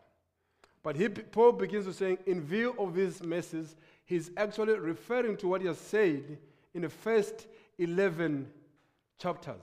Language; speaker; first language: English; non-native, local second language; Nyanja